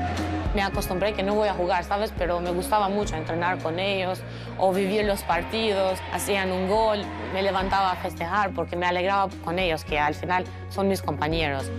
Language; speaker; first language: Spanish; non-native, fluent; Albanian